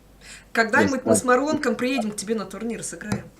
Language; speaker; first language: Russian; native; Russian